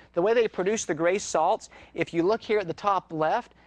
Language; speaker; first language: English; native; English